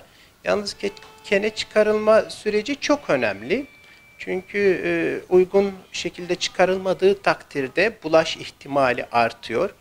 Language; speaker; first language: Turkish; native; Turkish